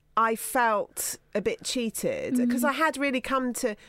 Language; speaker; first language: English; native; English